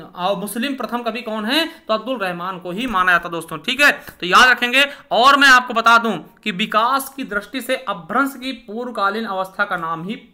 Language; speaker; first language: Hindi; native; Hindi